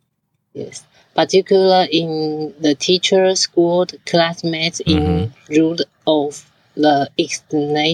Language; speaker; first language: English; non-native, learner; Chinese